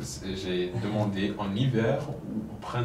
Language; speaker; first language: French; non-native, fluent; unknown